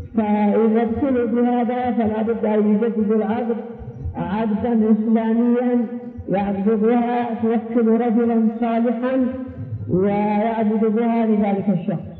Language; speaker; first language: Arabic; native; Arabic